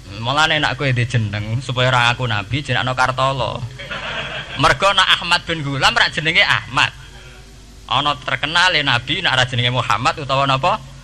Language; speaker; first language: Indonesian; non-native, local second language; Javanese